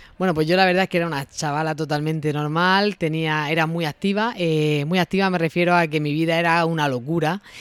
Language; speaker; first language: Spanish; native; Spanish